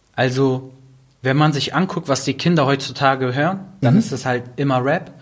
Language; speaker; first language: German; native; German